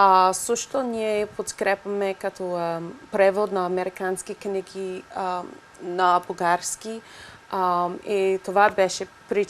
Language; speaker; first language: Bulgarian; non-native, learner; English